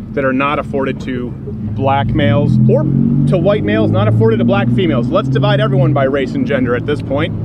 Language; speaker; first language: English; native; English